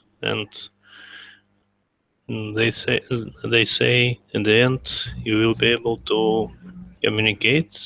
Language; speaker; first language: English; non-native, learner; Russian